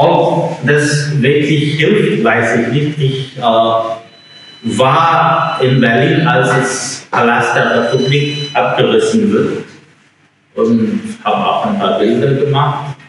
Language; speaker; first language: German; non-native, fluent; English